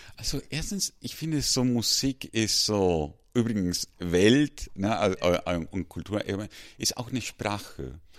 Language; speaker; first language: German; non-native, fluent; Spanish